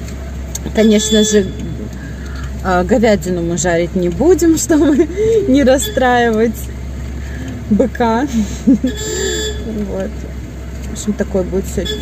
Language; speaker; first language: Russian; native; Russian